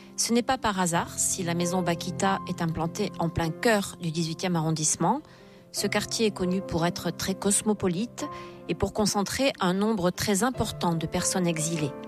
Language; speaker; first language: French; native; French